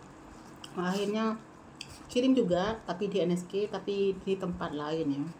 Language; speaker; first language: Indonesian; non-native, local second language; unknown